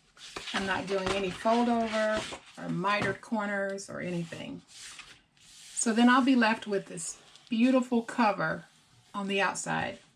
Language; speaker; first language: English; native; English